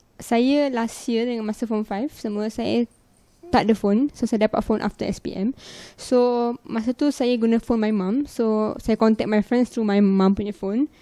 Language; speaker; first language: Malay; non-native, local second language; Punjabi